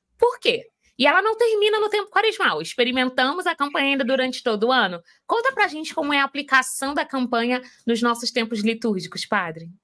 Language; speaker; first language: Portuguese; native; Portuguese